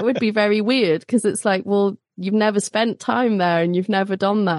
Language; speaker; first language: English; native; English